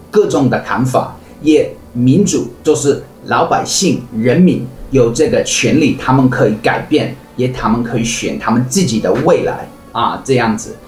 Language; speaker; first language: Chinese; non-native, fluent; English